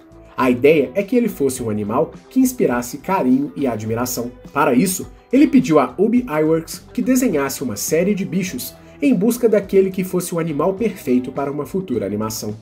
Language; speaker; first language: Portuguese; native; Portuguese